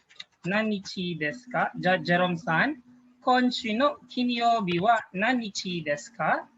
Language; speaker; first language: Japanese; non-native, fluent; Filipino